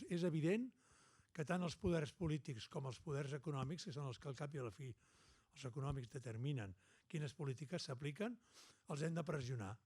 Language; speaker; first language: Catalan; native; Catalan